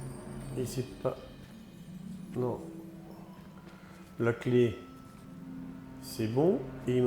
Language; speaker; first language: French; native; French